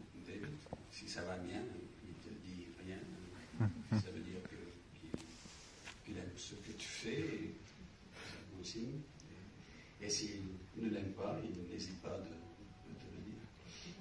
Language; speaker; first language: French; non-native, fluent; English